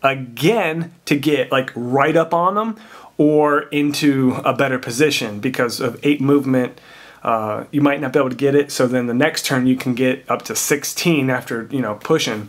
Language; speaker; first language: English; native; English